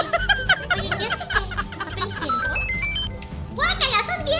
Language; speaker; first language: Spanish; native; Spanish